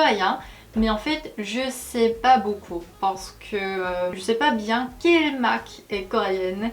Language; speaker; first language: French; non-native, fluent; Korean